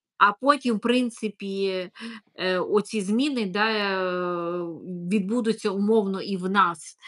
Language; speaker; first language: Ukrainian; non-native, local second language; Russian